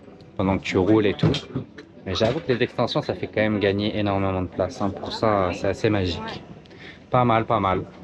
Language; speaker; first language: French; native; French